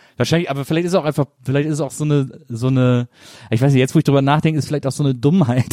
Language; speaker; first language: German; native; German